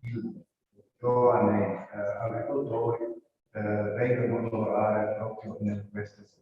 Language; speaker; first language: Italian; non-native, local second language; Croatian